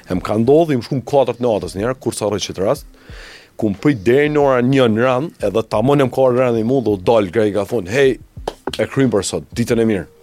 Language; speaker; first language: Albanian; native; Albanian